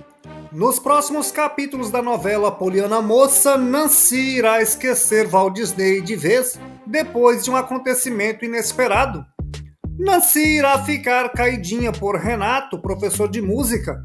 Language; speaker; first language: Portuguese; native; Portuguese